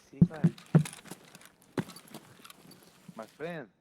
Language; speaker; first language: English; native; English